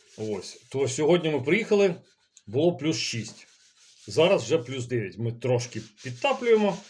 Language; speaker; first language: Ukrainian; non-native, local second language; Russian